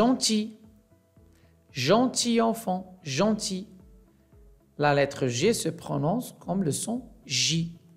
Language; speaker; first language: French; non-native, local second language; Arabic